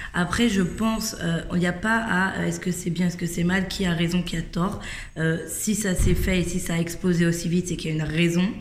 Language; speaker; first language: French; native; French